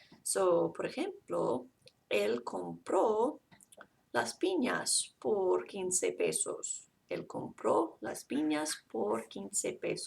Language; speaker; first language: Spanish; non-native, fluent; English